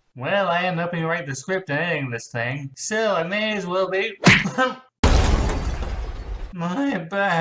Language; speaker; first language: English; native; English